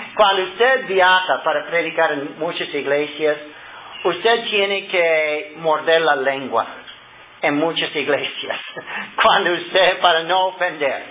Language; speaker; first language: Spanish; non-native, fluent; English